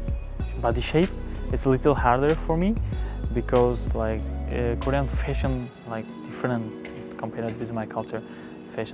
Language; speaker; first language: English; non-native, fluent; Uzbek